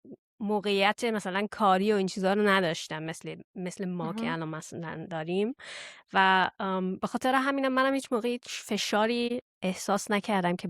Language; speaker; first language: Persian; early bilingual, heritage; Persian